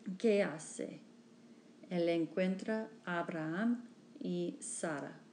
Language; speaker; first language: Spanish; non-native, learner; English